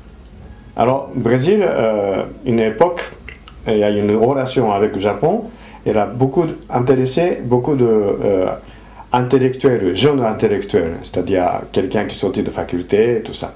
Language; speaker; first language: French; non-native, fluent; Japanese